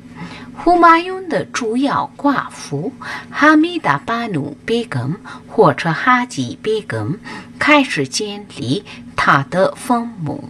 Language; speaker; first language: Chinese; non-native, fluent; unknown